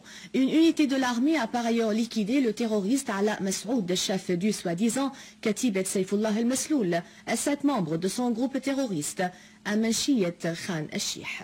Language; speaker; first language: French; non-native, fluent; Arabic